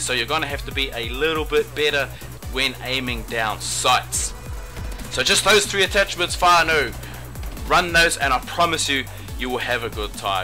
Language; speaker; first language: English; native; English